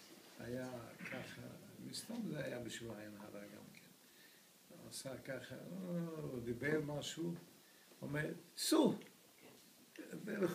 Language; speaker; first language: Hebrew; non-native, fluent; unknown